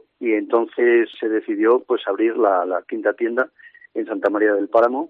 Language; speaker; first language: Spanish; native; Spanish